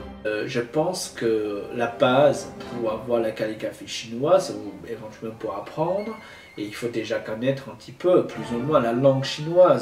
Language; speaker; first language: French; non-native, fluent; Chinese